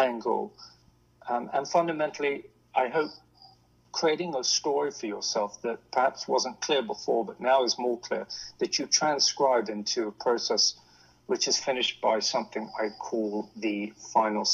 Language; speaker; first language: English; native; English